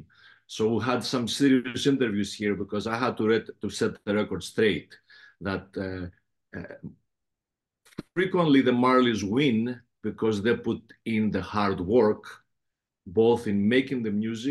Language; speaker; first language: English; non-native, fluent; Greek